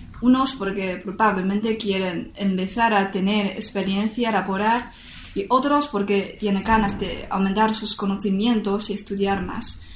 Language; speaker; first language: Spanish; non-native, learner; Chinese